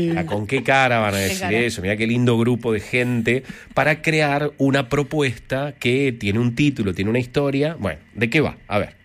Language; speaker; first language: Spanish; native; Spanish